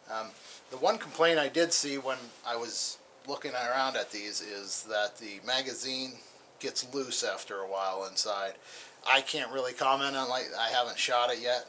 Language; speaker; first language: English; native; English